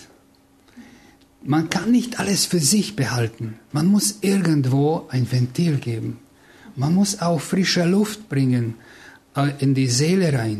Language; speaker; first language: German; non-native, fluent; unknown